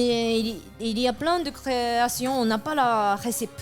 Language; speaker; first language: French; non-native, fluent; Japanese